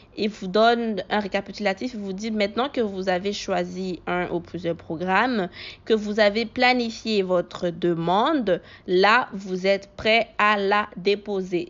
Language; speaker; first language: French; native; French